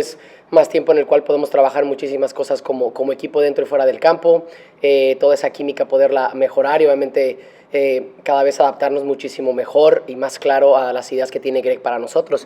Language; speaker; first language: Spanish; native; Spanish